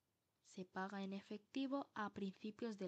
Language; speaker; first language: Spanish; non-native, fluent; Bangla